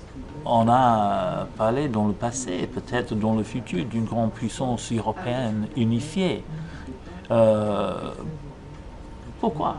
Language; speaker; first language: French; non-native, fluent; English